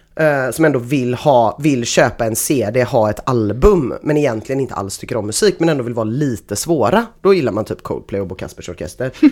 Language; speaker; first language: Swedish; native; Swedish